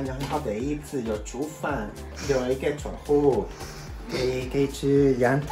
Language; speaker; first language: Chinese; non-native, learner; English